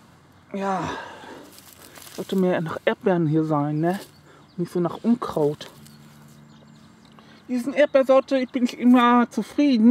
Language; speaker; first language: German; non-native, learner; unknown